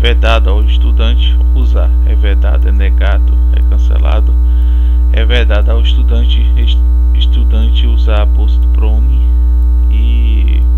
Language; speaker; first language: Portuguese; native; Portuguese